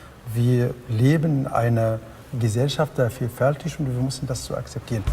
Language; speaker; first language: German; non-native, fluent; Arabic